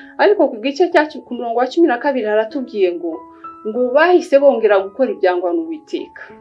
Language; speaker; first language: Kinyarwanda; early bilingual, heritage; Kinyarwanda